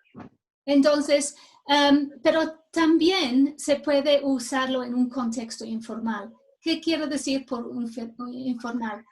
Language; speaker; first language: Spanish; non-native, fluent; English